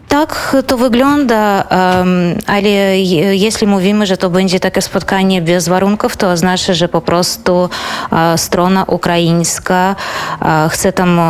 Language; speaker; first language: Polish; non-native, fluent; Belarusian